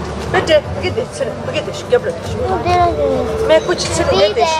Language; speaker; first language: German; non-native, learner; Tibetan